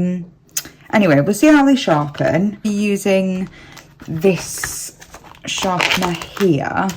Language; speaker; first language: English; native; English